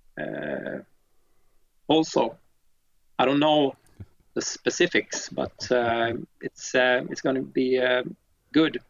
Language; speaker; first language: English; non-native, fluent; Swedish